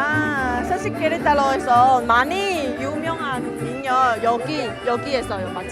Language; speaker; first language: Korean; non-native, learner; Chinese